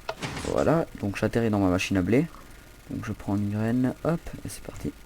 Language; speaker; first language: French; native; French